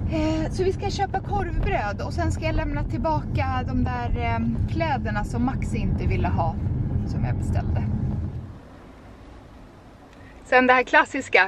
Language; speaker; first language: Swedish; native; Swedish